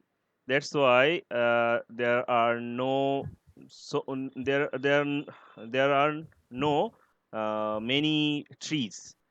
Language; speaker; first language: English; non-native, learner; Bangla